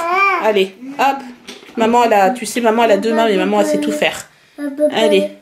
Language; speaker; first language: French; native; French